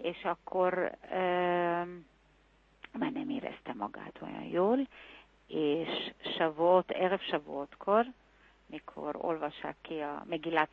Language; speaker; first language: Hungarian; early bilingual, heritage; Hungarian